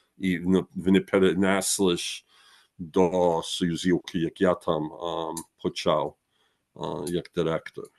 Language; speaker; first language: Ukrainian; early bilingual, heritage; Ukrainian